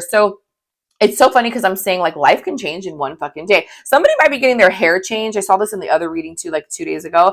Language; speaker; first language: English; native; English